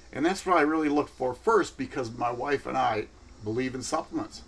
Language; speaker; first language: English; native; English